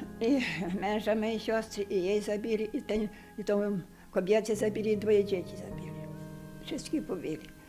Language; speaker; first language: Polish; non-native, local second language; Ukrainian